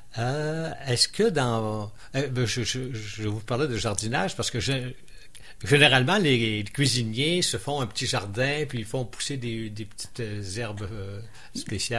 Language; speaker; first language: French; native; French